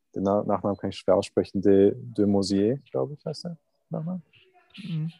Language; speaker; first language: German; non-native, fluent; Turkish